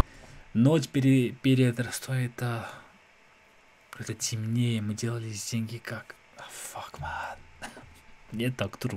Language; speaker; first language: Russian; non-native, fluent; English